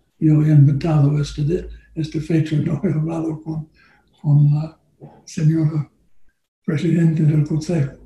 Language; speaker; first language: Spanish; non-native, learner; English